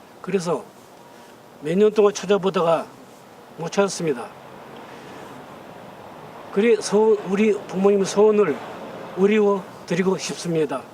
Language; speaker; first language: Korean; non-native, learner; Russian